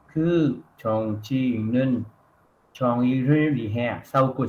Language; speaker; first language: Korean; non-native, learner; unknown